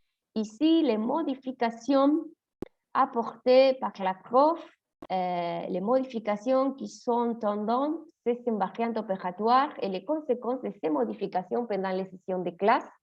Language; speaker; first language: French; non-native, fluent; Spanish